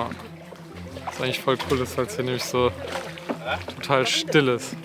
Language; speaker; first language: German; native; German